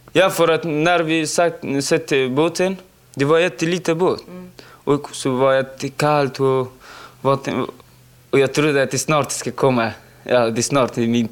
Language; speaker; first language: Swedish; non-native, learner; Pashto